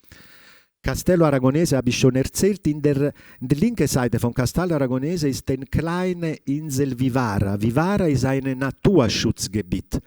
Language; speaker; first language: German; non-native, fluent; Italian